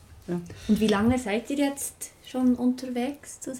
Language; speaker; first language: German; native; German